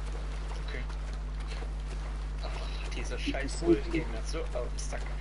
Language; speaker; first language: German; native; German